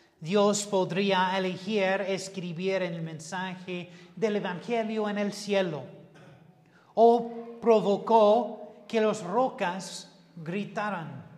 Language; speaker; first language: Spanish; non-native, learner; English